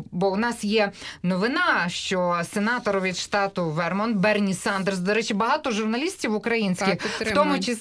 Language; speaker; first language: Ukrainian; native; Ukrainian